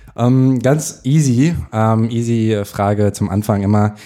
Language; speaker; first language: German; native; German